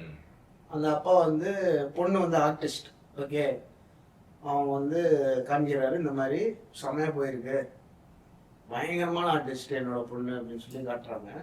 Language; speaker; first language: Tamil; native; Tamil